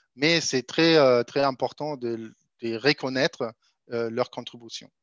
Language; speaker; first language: French; non-native, fluent; German